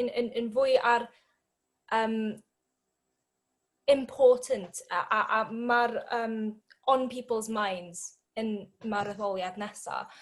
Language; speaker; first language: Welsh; non-native, learner; English